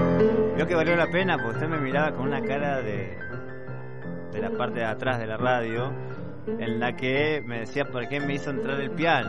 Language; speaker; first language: Spanish; native; Spanish